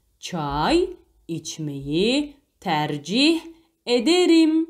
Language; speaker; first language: Turkish; non-native, fluent; Arabic